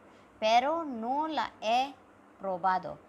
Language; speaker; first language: Spanish; non-native, fluent; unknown